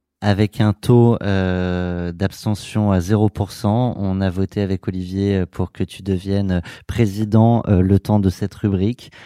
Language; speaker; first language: French; native; French